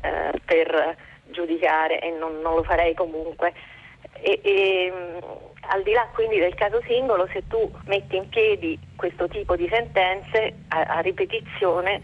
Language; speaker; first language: Italian; native; Italian